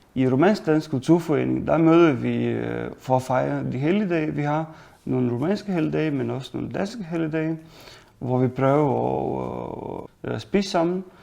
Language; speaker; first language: Danish; non-native, fluent; Romanian